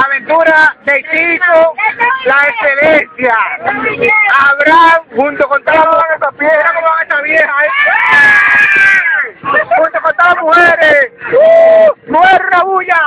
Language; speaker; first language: Spanish; native; Spanish